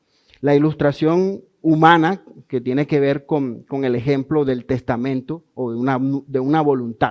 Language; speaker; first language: Spanish; native; Spanish